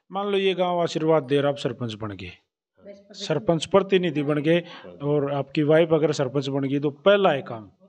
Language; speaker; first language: Hindi; native; Hindi